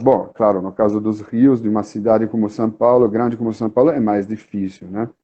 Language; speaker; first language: Portuguese; non-native, fluent; Italian